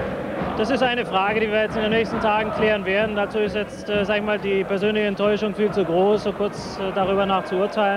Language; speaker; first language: German; native; German